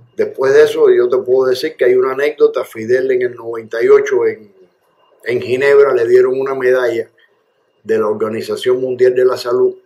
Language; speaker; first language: Spanish; native; Spanish